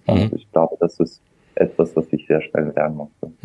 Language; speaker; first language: German; native; German